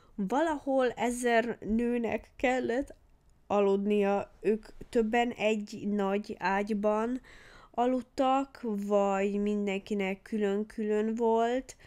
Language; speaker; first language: Hungarian; early bilingual, heritage; Hungarian